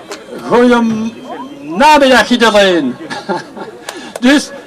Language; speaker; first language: Dutch; non-native, local second language; French